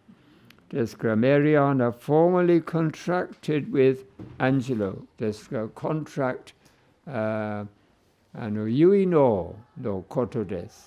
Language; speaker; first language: Japanese; non-native, fluent; English